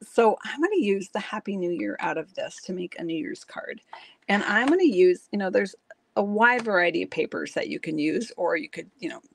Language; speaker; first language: English; native; English